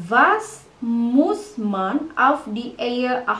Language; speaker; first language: German; non-native, learner; Indonesian